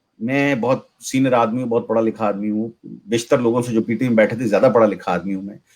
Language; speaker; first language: Urdu; native; Urdu